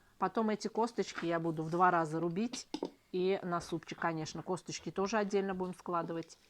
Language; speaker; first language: Russian; native; Russian